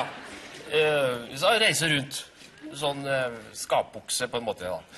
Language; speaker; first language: Norwegian; native; Norwegian